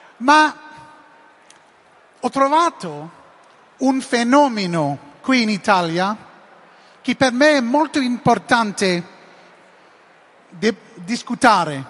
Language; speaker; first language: Italian; non-native, learner; English